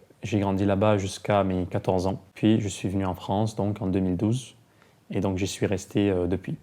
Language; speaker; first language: French; non-native, fluent; Arabic